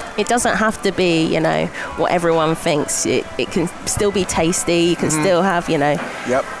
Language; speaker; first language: English; native; English